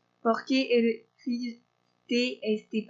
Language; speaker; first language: Spanish; non-native, learner; French